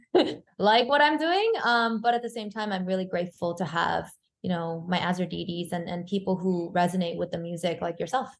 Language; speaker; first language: English; early bilingual, other home language; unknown